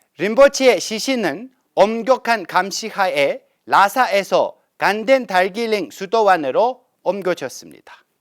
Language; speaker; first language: Korean; non-native, fluent; Tibetan